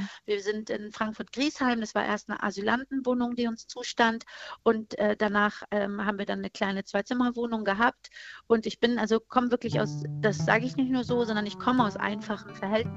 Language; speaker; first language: German; early bilingual, other home language; Persian